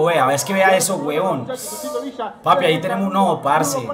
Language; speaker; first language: Spanish; native; Spanish